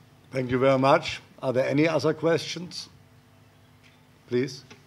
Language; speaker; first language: English; non-native, fluent; German